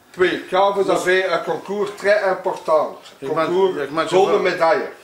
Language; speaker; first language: French; non-native, local second language; Dutch